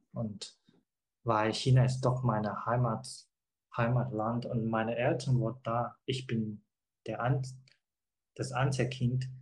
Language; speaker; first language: German; non-native, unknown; Chinese